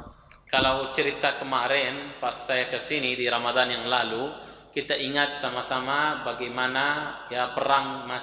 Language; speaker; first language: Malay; non-native, fluent; Arabic